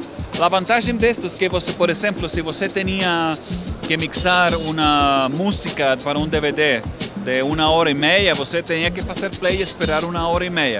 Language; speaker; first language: Portuguese; non-native, learner; Spanish